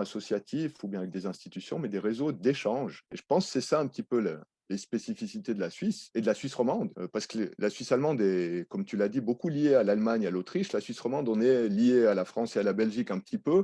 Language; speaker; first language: French; native; French